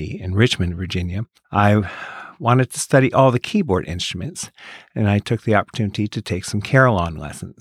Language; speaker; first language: English; native; English